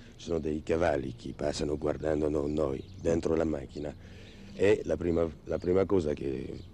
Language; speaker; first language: Italian; non-native, learner; French